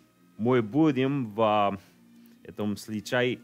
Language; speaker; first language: Russian; non-native, learner; English